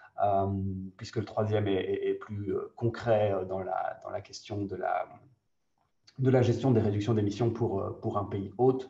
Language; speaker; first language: French; native; French